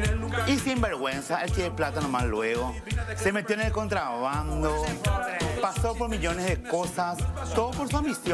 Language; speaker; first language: Spanish; native; Spanish